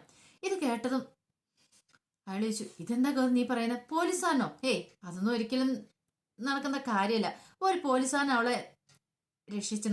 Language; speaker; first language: Malayalam; native; Malayalam